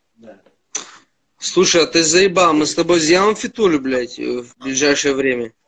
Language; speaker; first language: Russian; native; Russian